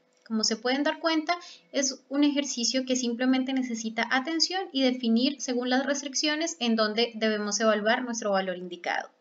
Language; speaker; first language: Spanish; native; Spanish